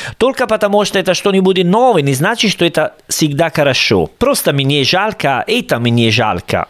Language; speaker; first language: Russian; non-native, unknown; Italian